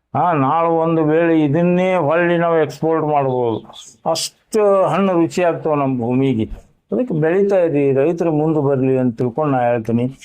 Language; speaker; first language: Kannada; native; Kannada